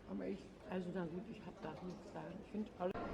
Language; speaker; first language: German; native; German